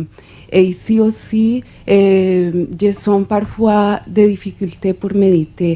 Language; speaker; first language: French; non-native, fluent; Spanish